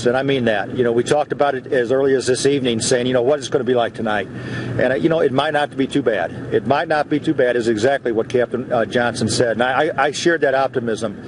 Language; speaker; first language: English; native; English